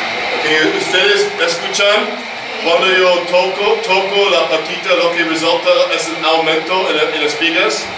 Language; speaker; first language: Spanish; non-native, learner; English